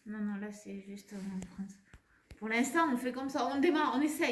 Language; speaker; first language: French; native; French